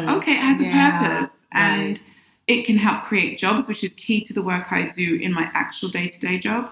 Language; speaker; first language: English; native; English